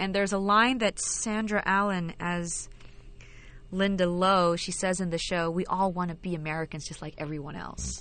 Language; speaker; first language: English; non-native, local second language; Filipino